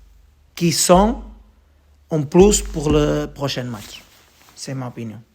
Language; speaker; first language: French; non-native, learner; Portuguese